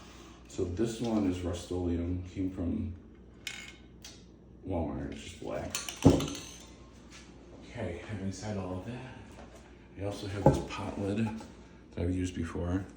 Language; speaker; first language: English; native; English